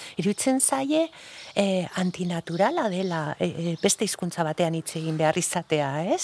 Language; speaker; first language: Basque; non-native, local second language; Spanish